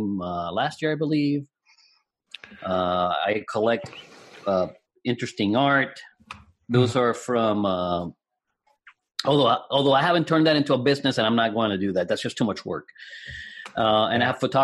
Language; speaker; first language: English; non-native, fluent; Spanish